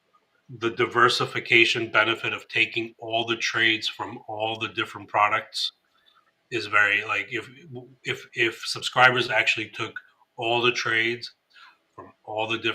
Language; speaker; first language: English; native; English